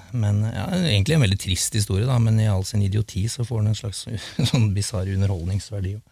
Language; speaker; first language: Norwegian; native; Norwegian